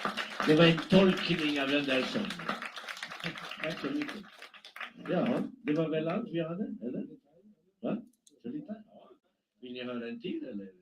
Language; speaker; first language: Swedish; non-native, fluent; Spanish